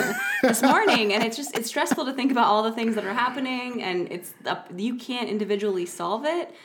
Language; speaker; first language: English; native; English